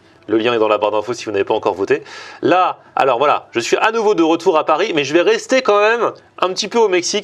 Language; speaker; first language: French; native; French